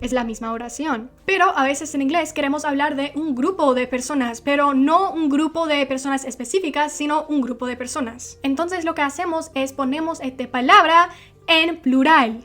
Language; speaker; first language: Spanish; non-native, fluent; English